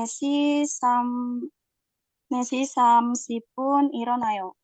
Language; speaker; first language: Korean; non-native, learner; Indonesian